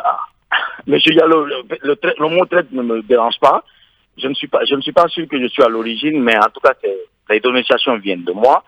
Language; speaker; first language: French; non-native, local second language; Fula